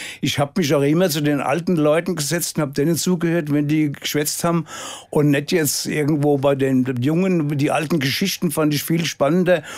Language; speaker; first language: German; native; German